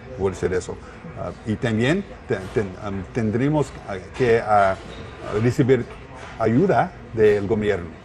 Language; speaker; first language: Spanish; non-native, learner; English